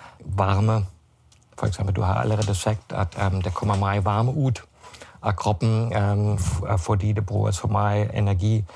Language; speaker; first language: Danish; non-native, fluent; German